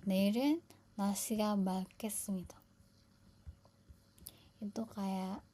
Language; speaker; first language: Korean; non-native, fluent; Indonesian